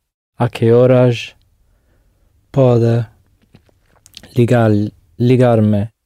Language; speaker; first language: Portuguese; non-native, learner; English